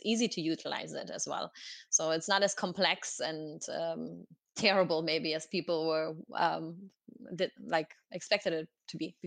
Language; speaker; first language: English; non-native, fluent; German